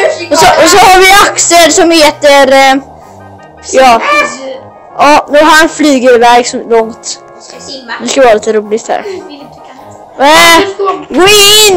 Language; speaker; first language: Swedish; native; Swedish